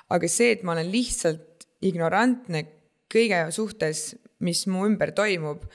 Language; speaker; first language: Estonian; native; Estonian